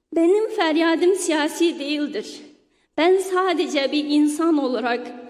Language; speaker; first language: Turkish; non-native, fluent; Uyghur